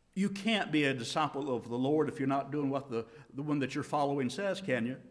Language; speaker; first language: English; native; English